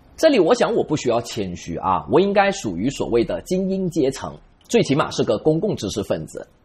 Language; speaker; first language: Chinese; native; Chinese